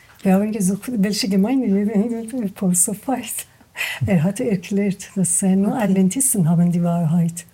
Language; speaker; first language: German; non-native, learner; Persian